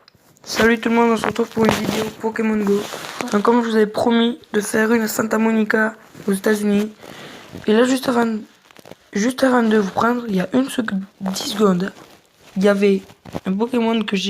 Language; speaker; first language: French; native; French